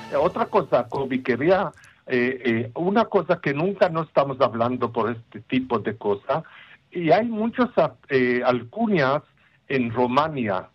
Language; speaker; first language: Spanish; non-native, fluent; Ladino